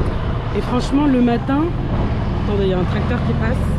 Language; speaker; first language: French; native; French